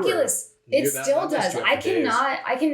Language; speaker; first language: English; native; English